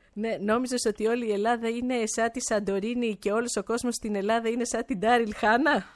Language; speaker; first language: Greek; native; Greek